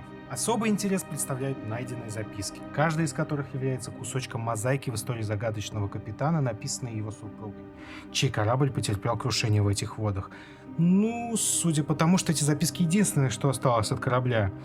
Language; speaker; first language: Russian; native; Russian